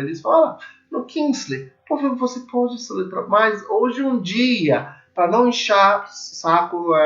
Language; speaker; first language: Portuguese; non-native, learner; English